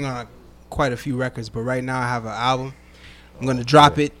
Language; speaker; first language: English; non-native, fluent; Arabic